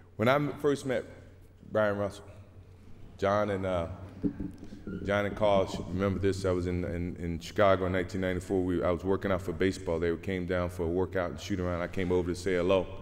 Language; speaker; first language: English; native; English